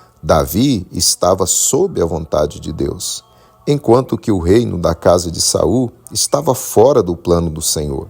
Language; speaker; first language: Portuguese; native; Portuguese